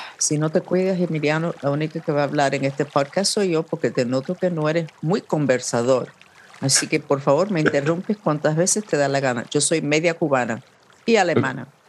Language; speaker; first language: Spanish; non-native, fluent; English